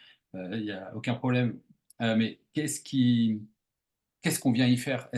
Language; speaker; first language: French; native; French